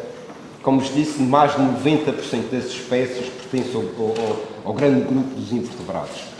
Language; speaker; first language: Portuguese; native; Portuguese